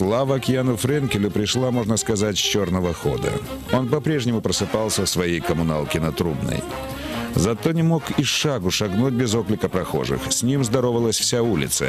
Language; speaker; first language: Russian; native; Russian